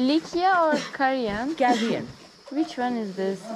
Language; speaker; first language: English; non-native, learner; Turkish